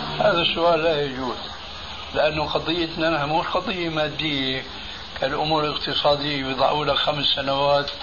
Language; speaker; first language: Arabic; early bilingual, other home language; Albanian